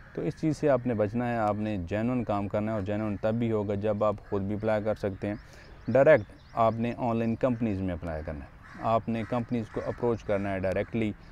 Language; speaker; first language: Urdu; non-native, local second language; Punjabi